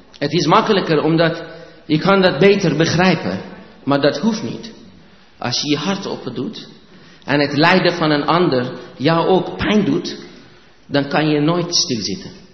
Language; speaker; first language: Dutch; non-native, fluent; Persian